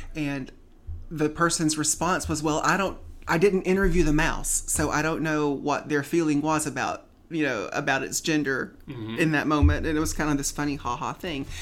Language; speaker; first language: English; native; English